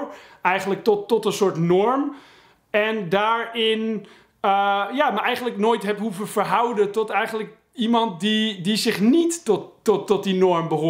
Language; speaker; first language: Dutch; native; Dutch